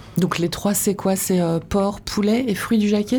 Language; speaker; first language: French; native; French